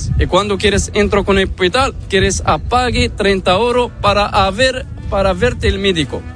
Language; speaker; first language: Spanish; non-native, learner; Arabic